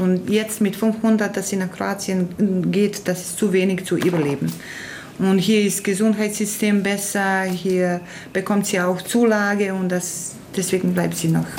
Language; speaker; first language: German; non-native, fluent; Croatian